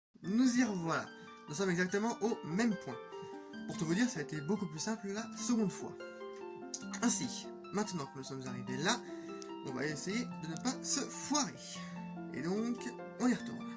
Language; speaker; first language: French; native; French